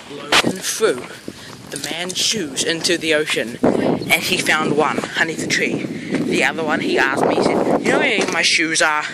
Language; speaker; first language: English; native; English